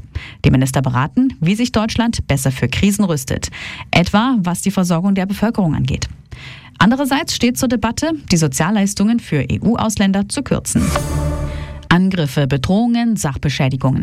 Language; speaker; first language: German; native; German